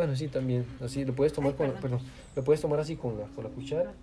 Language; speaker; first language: Spanish; native; Spanish